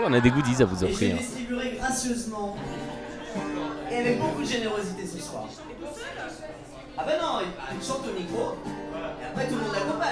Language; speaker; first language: French; native; French